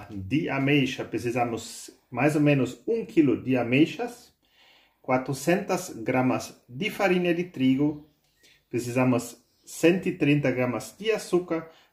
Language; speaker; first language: Portuguese; non-native, fluent; German